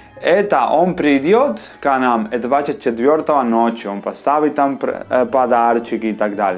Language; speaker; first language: Russian; non-native, learner; Spanish